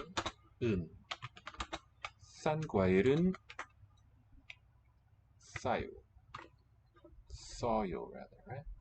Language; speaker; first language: Korean; non-native, learner; English